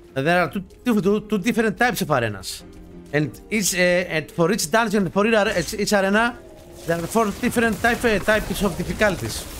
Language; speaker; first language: English; non-native, fluent; Greek